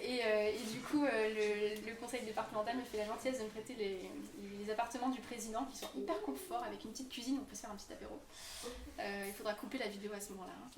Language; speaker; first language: French; native; French